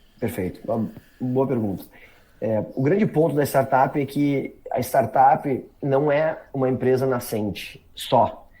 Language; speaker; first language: Portuguese; native; Portuguese